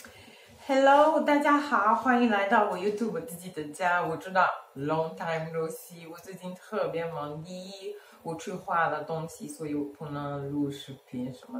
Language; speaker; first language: Chinese; non-native, fluent; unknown